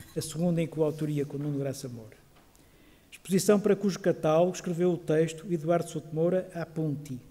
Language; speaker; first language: Portuguese; native; Portuguese